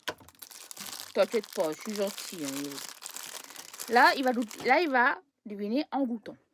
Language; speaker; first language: French; native; French